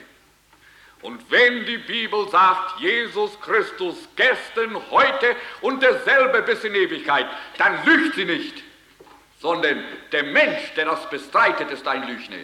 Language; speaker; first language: German; early bilingual, heritage; German